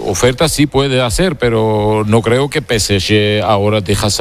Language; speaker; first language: Spanish; non-native, fluent; Georgian